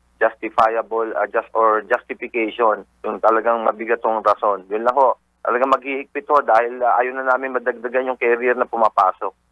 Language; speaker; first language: Filipino; native; Filipino